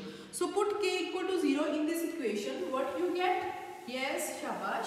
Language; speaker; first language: English; non-native, local second language; Hindi